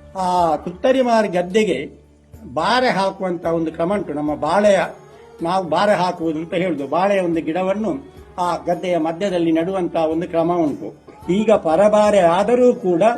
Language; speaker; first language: Kannada; non-native, local second language; Tulu